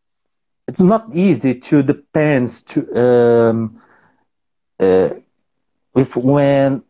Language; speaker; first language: English; non-native, learner; Portuguese